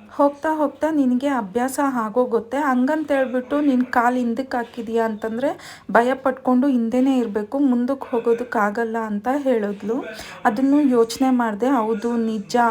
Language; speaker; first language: Kannada; non-native, local second language; Telugu